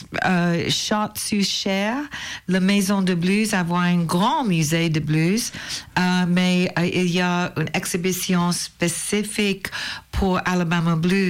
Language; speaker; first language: French; non-native, learner; English